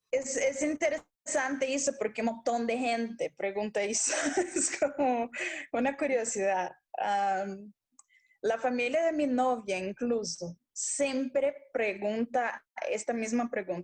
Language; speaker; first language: Spanish; non-native, local second language; Portuguese